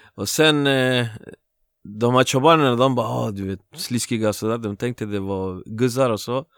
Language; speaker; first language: Swedish; early bilingual, other home language; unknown